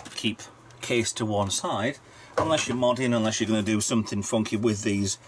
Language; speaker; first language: English; native; English